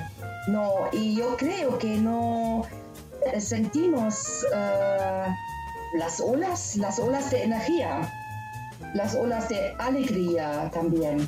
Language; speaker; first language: Spanish; non-native, learner; German